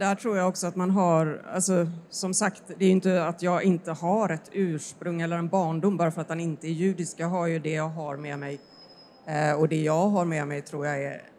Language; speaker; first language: Swedish; native; Swedish